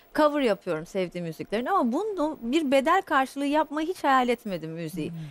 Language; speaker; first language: Turkish; non-native, fluent; Portuguese